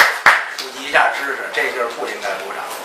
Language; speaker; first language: Chinese; native; Chinese